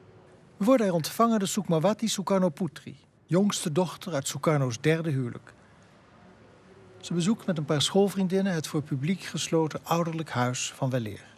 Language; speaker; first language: Dutch; native; Dutch